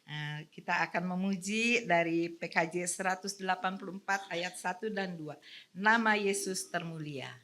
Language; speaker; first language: Indonesian; native; Indonesian